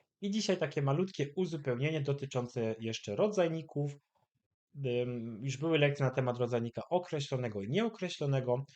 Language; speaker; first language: Polish; native; Polish